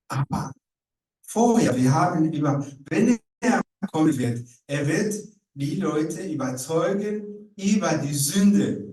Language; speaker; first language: German; non-native, learner; Rundi